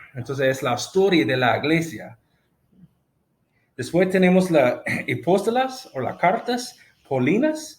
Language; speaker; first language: Spanish; non-native, fluent; English